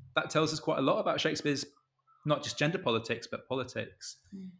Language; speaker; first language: English; native; English